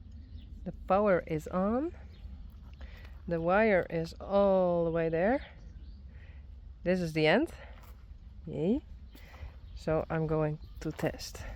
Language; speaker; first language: English; non-native, learner; Western Frisian